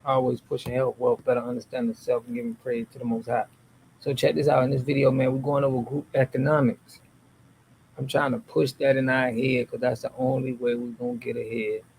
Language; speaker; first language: English; native; English